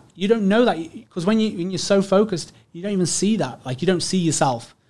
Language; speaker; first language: English; native; English